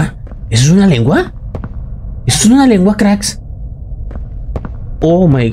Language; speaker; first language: Spanish; native; Spanish